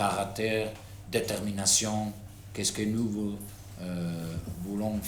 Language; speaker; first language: French; non-native, fluent; Italian